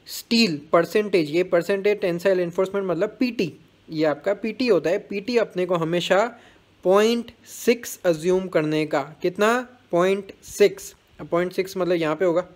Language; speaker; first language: Hindi; non-native, local second language; Gujarati